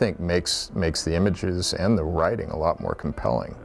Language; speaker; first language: English; native; English